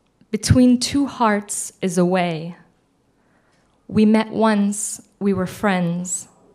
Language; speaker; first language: English; early bilingual, other home language; Persian